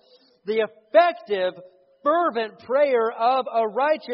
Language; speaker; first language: English; native; English